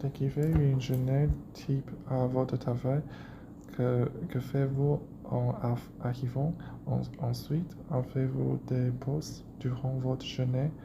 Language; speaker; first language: French; non-native, learner; Chinese